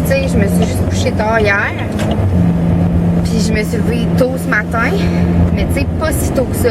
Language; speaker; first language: French; native; French